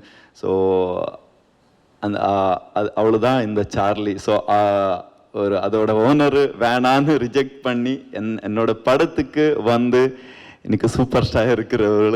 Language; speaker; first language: Tamil; non-native, learner; Kannada